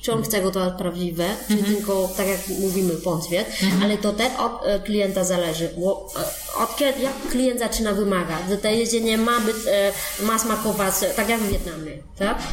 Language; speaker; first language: Polish; non-native, fluent; Vietnamese